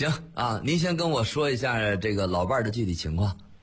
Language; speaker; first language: Chinese; native; Chinese